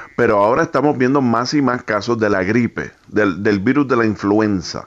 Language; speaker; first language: Spanish; early bilingual, heritage; Spanish